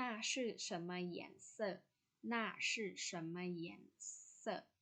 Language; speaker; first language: Chinese; non-native, fluent; Thai